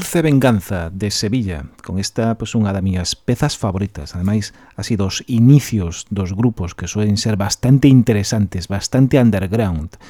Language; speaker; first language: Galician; non-native, local second language; Spanish